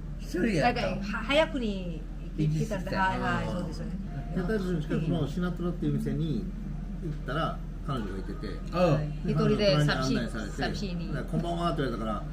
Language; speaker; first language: Japanese; non-native, learner; Korean